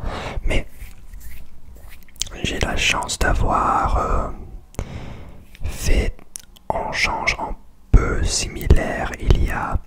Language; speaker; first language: French; non-native, learner; English